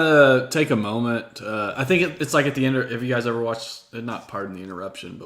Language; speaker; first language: English; native; English